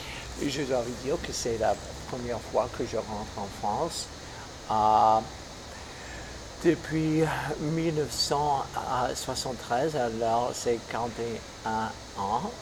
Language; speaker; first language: French; non-native, fluent; English